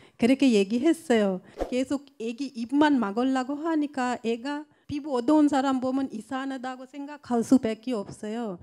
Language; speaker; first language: Korean; non-native, fluent; Sinhala